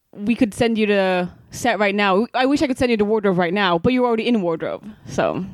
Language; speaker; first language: English; non-native, fluent; Swedish